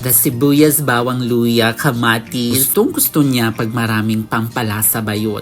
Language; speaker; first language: Filipino; non-native, local second language; Cebuano